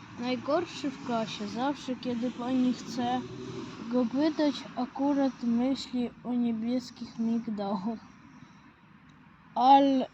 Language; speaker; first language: Polish; non-native, learner; Ukrainian